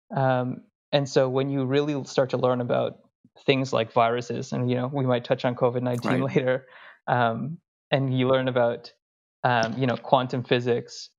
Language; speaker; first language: English; early bilingual, other home language; Hindi